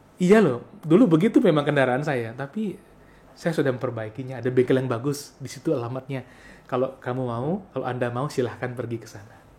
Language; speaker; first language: Indonesian; non-native, local second language; Balinese